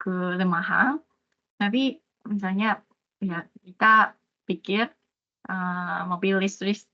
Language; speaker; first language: Indonesian; non-native, fluent; Japanese